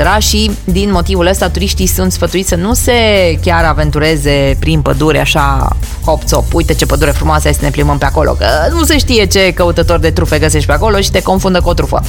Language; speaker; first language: Romanian; native; Romanian